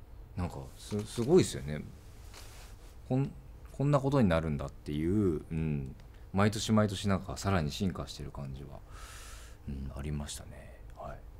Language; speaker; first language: Japanese; native; Japanese